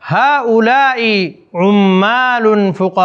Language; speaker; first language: Arabic; non-native, fluent; Urdu